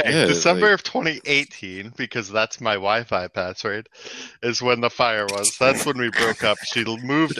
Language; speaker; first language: English; native; English